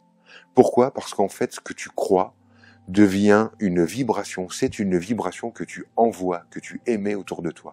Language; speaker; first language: French; native; French